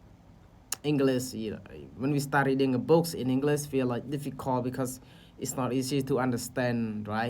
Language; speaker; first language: English; non-native, learner; Khmer